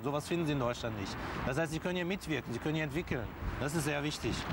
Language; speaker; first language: German; early bilingual, other home language; Turkish